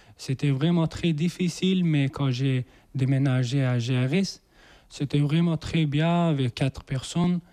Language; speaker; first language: French; non-native, learner; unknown